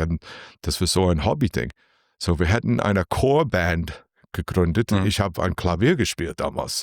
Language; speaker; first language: German; non-native, learner; English